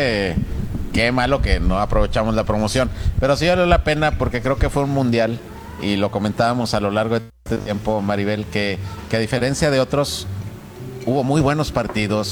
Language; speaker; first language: Spanish; native; Spanish